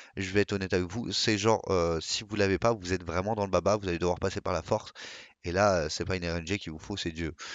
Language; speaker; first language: French; native; French